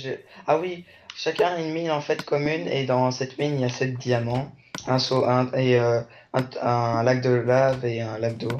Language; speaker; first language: French; native; French